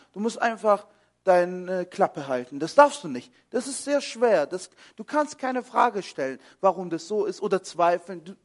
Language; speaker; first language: German; early bilingual, other home language; Kurdish